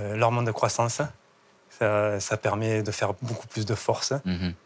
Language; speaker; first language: French; native; French